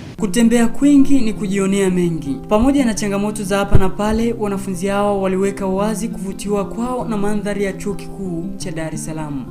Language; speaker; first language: Swahili; native; Swahili